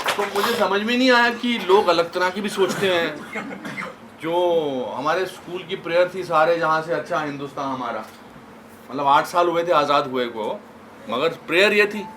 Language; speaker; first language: Hindi; native; Hindi